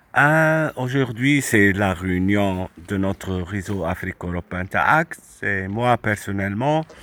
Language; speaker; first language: French; non-native, local second language; Arabic